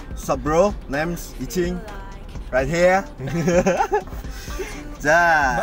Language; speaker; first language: English; non-native, learner; Indonesian